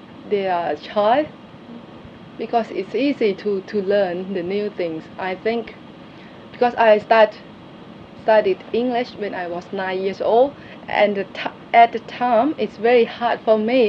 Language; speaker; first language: English; non-native, learner; Thai